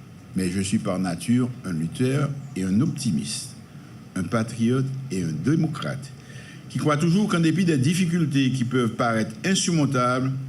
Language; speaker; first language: French; non-native, local second language; Haitian Creole